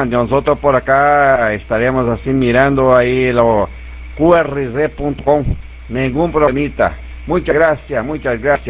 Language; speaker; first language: Spanish; non-native, learner; Portuguese